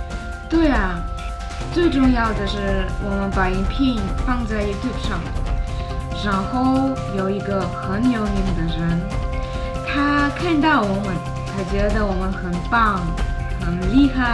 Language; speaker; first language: Chinese; non-native, learner; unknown